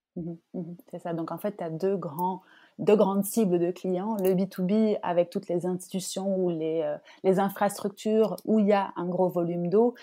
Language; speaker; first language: French; native; French